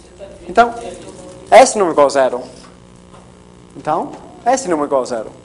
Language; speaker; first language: Portuguese; non-native, fluent; English